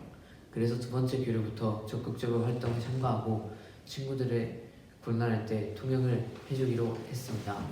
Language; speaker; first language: Korean; early bilingual, other home language; Japanese